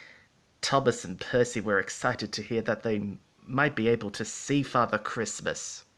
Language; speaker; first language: English; native; English